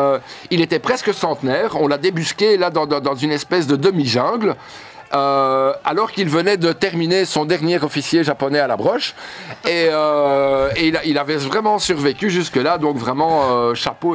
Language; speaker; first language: French; native; French